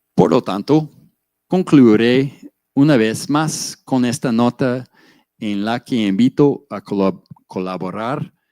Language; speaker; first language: Spanish; non-native, fluent; English